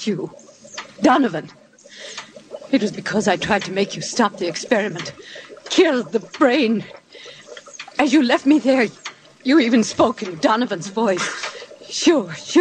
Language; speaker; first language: English; non-native, fluent; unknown